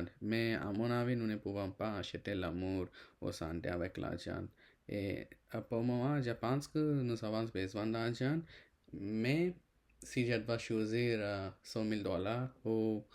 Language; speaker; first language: French; non-native, learner; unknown